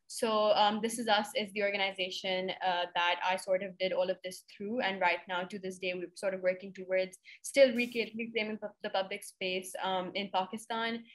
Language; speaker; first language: English; non-native, local second language; Urdu